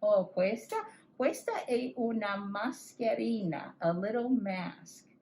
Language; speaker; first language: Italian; non-native, learner; English